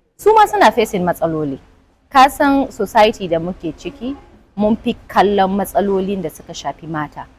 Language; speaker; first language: Hausa; non-native, fluent; Fula